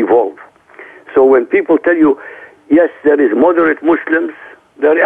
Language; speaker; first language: English; non-native, fluent; Arabic